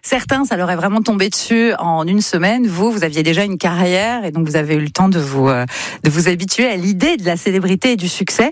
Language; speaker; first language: French; native; French